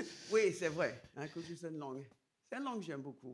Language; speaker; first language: French; non-native, fluent; English